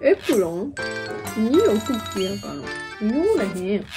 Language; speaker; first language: Japanese; native; Japanese